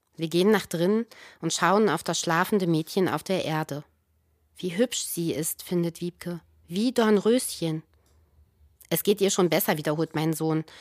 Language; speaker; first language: German; native; German